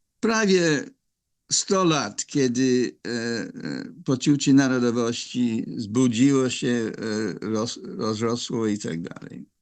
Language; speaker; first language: Polish; non-native, fluent; English